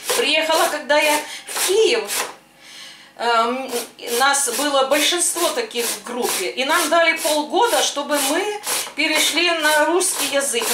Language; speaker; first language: Russian; non-native, local second language; Ukrainian